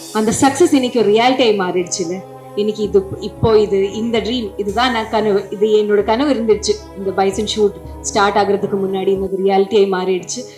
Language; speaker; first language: Tamil; non-native, fluent; Malayalam